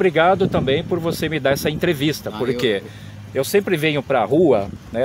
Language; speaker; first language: Portuguese; native; Portuguese